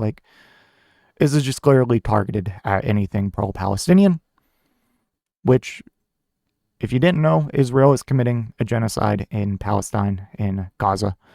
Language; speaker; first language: English; native; English